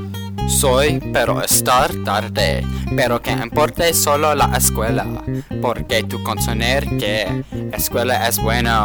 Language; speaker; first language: Spanish; non-native, learner; English